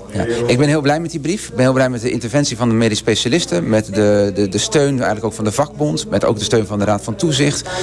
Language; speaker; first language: Dutch; non-native, local second language; Papiamento